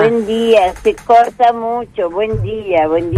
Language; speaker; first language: Spanish; non-native, fluent; Portuguese